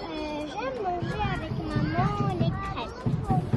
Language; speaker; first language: French; non-native, learner; Ukrainian